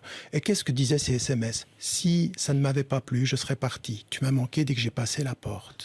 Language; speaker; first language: French; early bilingual, other home language; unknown